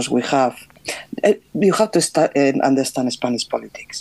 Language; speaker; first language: English; non-native, fluent; Spanish